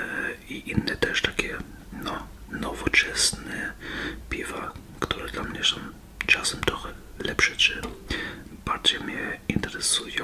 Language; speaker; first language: Polish; early bilingual, heritage; Polish